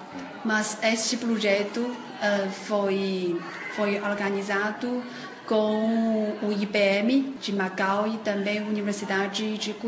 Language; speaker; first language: Portuguese; non-native, fluent; Chinese